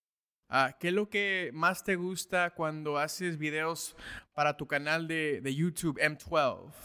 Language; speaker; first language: Spanish; early bilingual, heritage; Spanish